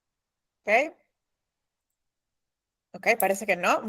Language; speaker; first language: Spanish; native; Spanish